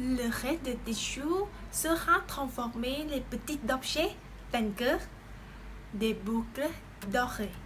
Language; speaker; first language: French; non-native, learner; Thai